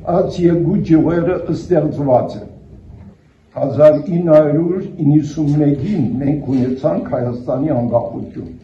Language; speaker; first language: Armenian; early bilingual, heritage; Armenian